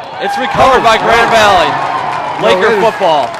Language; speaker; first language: English; native; English